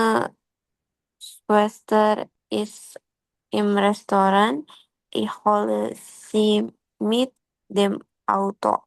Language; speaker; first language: German; non-native, learner; Indonesian